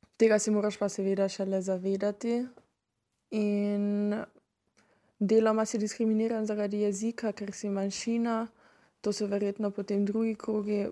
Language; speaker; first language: Slovenian; native; Slovenian